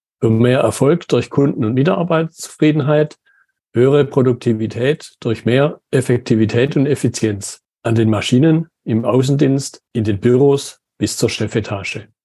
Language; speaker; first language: German; native; German